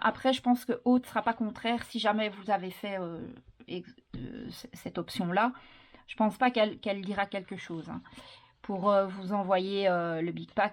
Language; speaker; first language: French; native; French